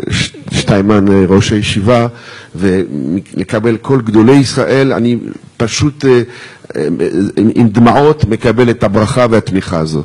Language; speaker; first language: Hebrew; non-native, fluent; French